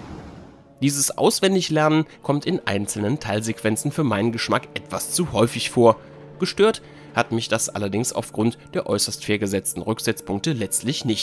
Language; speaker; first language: German; native; German